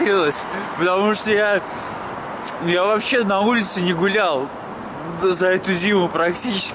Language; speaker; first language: Russian; native; Russian